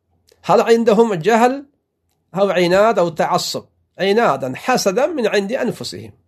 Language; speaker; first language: Arabic; non-native, fluent; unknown